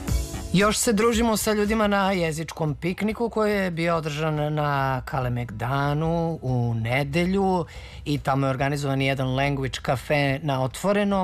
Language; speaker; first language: Serbian; native; Serbian